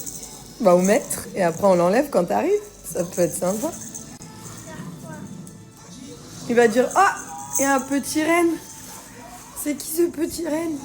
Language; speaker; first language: French; native; French